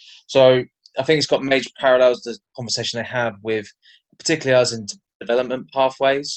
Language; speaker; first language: English; native; English